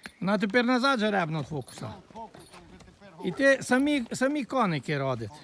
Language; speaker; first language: Ukrainian; native; Ukrainian